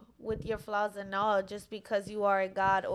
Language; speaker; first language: English; early bilingual, other home language; Spanish